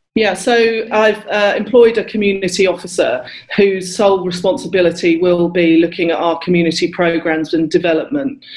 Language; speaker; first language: English; native; English